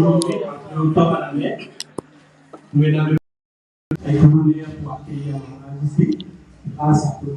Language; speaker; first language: French; non-native, local second language; Morisyen